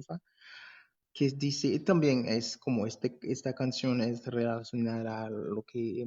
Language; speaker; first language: Spanish; non-native, fluent; English